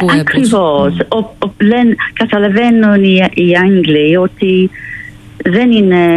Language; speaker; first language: Greek; non-native, learner; English